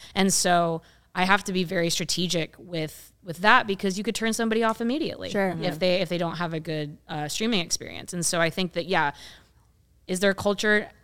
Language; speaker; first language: English; native; English